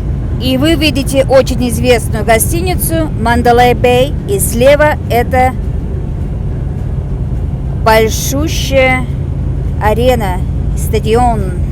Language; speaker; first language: Russian; non-native, local second language; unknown